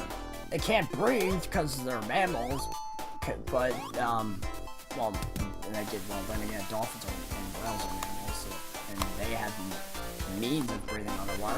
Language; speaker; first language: English; native; English